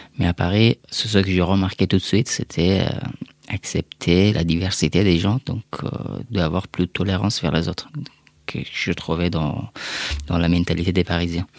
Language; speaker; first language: French; non-native, fluent; Persian